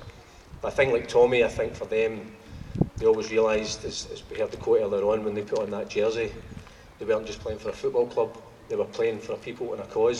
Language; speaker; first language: English; native; English